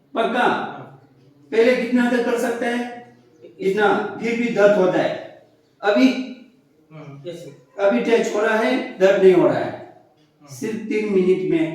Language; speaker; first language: Hindi; non-native, fluent; Tibetan